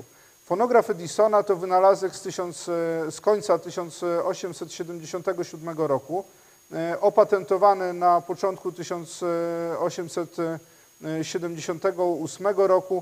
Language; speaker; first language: Polish; native; Polish